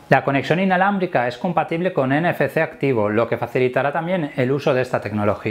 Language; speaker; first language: Spanish; native; Spanish